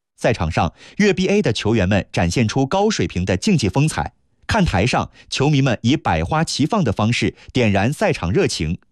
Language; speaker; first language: Chinese; native; Chinese